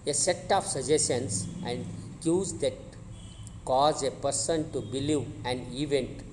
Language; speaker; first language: English; non-native, local second language; Kannada